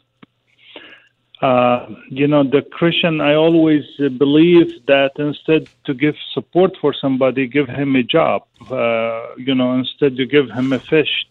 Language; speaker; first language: English; non-native, fluent; Arabic